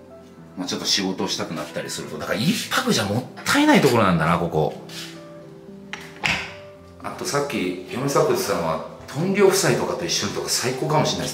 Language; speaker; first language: Japanese; native; Japanese